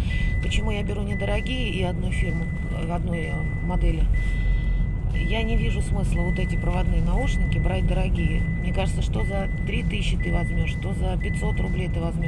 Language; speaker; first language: Russian; native; Russian